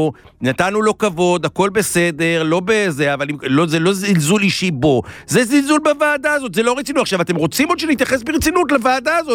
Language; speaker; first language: Hebrew; native; Hebrew